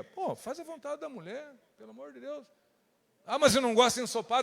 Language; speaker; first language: Portuguese; native; Portuguese